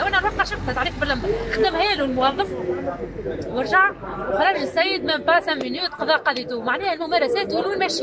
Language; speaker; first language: Arabic; native; Arabic